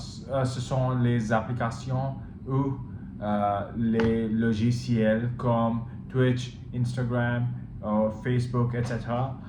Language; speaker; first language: French; non-native, learner; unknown